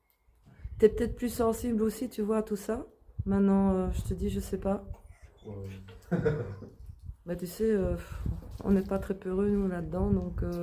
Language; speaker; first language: French; native; French